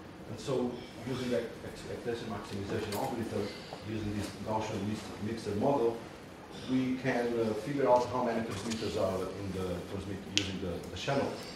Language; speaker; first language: English; non-native, fluent; Portuguese